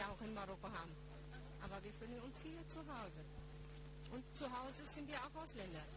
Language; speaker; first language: German; non-native, fluent; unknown